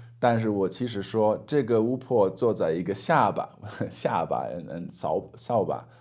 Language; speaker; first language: Chinese; non-native, fluent; English